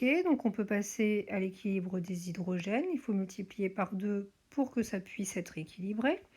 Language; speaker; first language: French; native; French